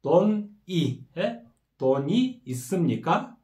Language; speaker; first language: Korean; non-native, fluent; Kyrgyz